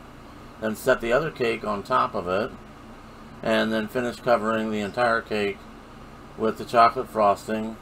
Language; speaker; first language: English; native; English